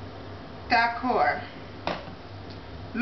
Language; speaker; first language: French; non-native, learner; English